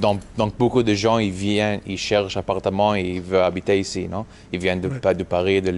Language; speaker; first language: French; non-native, learner; English